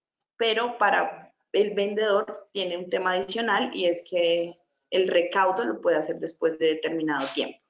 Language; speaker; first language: Spanish; native; Spanish